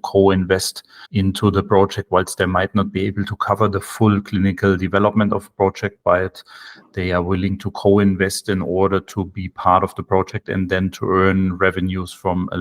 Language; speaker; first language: English; non-native, fluent; German